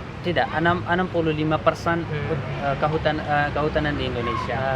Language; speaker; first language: Indonesian; non-native, learner; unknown